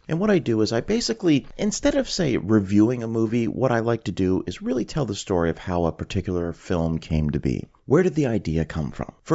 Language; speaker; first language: English; native; English